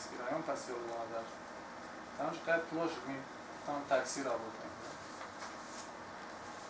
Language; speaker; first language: Russian; non-native, learner; Tajik